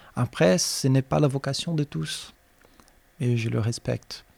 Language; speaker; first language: French; non-native, fluent; Portuguese